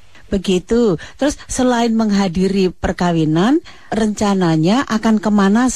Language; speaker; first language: Indonesian; native; Indonesian